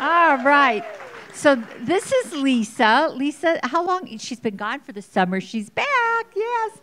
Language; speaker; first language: English; native; English